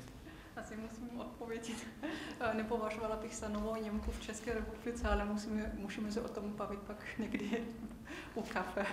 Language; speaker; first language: Czech; non-native, fluent; German